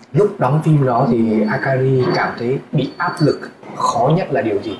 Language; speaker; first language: Vietnamese; native; Vietnamese